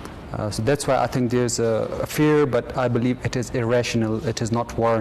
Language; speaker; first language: English; non-native, fluent; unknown